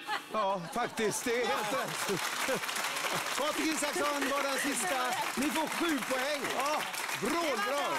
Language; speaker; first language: Swedish; native; Swedish